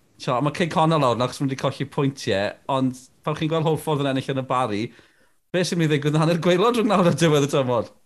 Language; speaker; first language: Welsh; native; Welsh